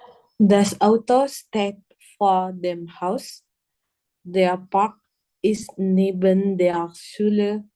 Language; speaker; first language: German; non-native, learner; Indonesian